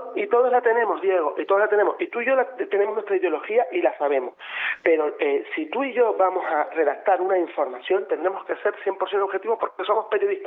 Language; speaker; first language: Spanish; native; Spanish